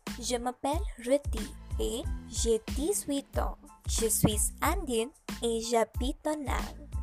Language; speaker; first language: French; non-native, learner; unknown